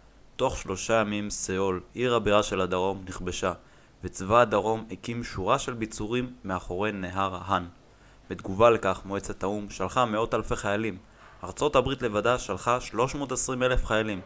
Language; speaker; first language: Hebrew; native; Hebrew